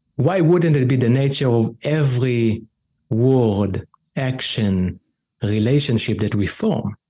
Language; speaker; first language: English; non-native, fluent; Hebrew